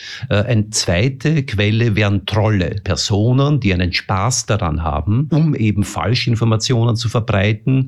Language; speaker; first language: German; native; German